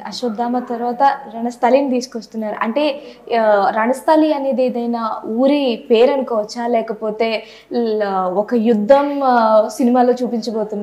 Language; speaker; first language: Telugu; native; Telugu